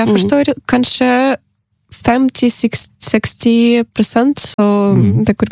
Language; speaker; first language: Norwegian; non-native, learner; Ukrainian